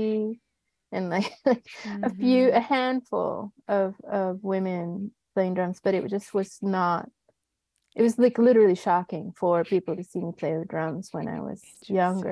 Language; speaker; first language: English; native; English